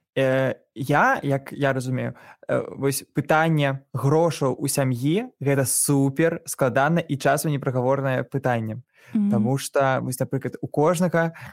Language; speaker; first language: Belarusian; non-native, local second language; Russian